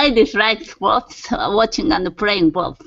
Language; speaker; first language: English; non-native, learner; Japanese